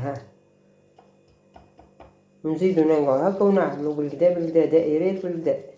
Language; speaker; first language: Arabic; native; Arabic